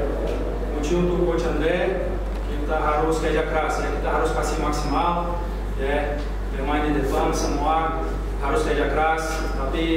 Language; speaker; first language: Indonesian; non-native, learner; Portuguese